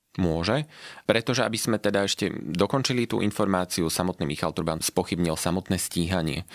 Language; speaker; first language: Slovak; native; Slovak